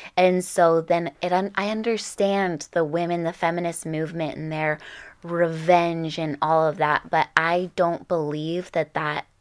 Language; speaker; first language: English; native; English